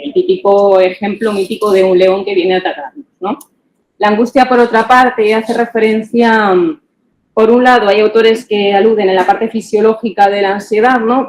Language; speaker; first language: Spanish; native; Spanish